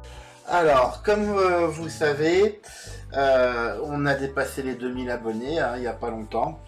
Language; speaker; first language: French; native; French